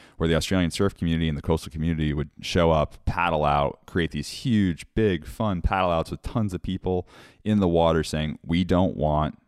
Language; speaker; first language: English; native; English